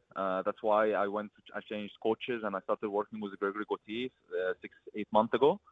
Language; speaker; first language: English; early bilingual, other home language; Arabic